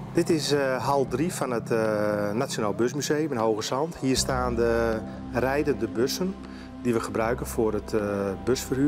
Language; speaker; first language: Dutch; native; Dutch